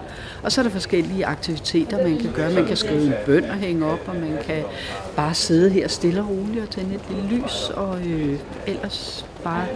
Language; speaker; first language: Danish; native; Danish